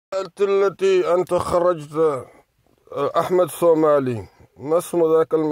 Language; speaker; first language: Arabic; non-native, fluent; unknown